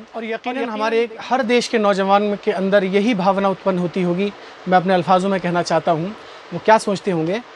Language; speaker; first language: Hindi; native; Hindi